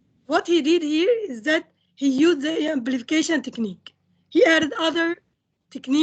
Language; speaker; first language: English; non-native, fluent; Indonesian